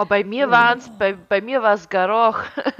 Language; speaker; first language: German; early bilingual, heritage; German